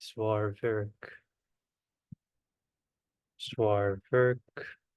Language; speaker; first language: Dutch; non-native, learner; Korean